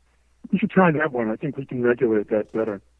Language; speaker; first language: English; native; English